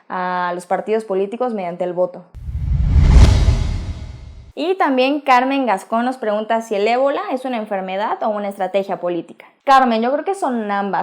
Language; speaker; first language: Spanish; native; Spanish